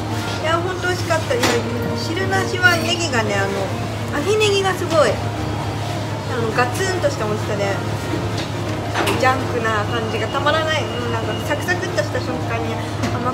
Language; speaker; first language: Japanese; native; Japanese